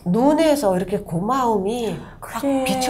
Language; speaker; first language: Korean; non-native, fluent; Russian